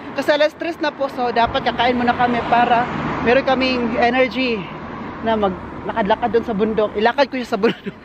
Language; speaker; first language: Filipino; non-native, local second language; Cebuano